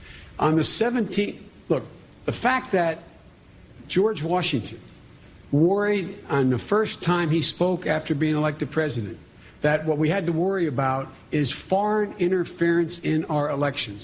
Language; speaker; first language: English; native; English